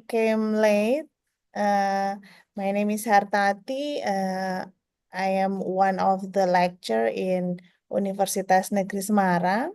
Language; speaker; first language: English; non-native, fluent; Indonesian